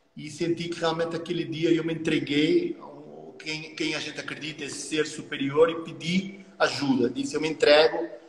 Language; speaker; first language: Portuguese; native; Portuguese